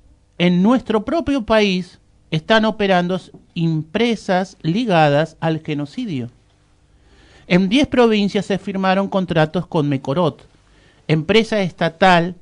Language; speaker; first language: Spanish; native; Spanish